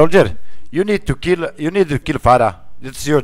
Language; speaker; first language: English; non-native, learner; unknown